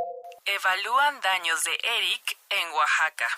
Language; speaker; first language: Spanish; native; Spanish